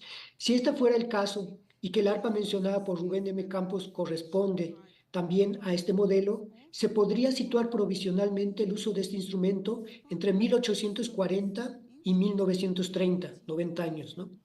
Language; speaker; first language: Spanish; native; Spanish